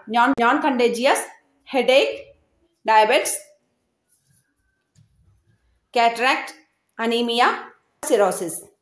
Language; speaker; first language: English; non-native, local second language; Malayalam